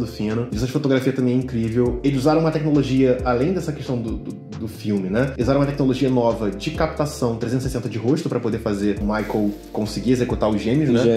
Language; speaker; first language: Portuguese; native; Portuguese